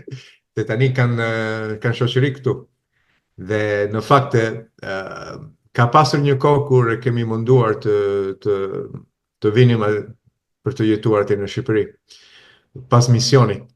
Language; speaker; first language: Albanian; non-native, fluent; Italian